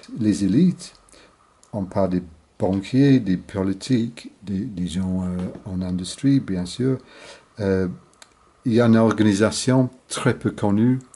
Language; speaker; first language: French; non-native, fluent; English